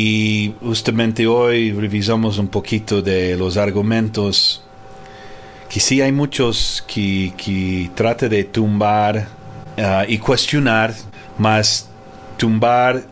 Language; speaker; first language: Spanish; non-native, fluent; English